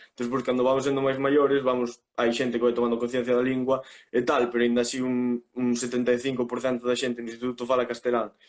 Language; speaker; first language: Galician; non-native, local second language; Spanish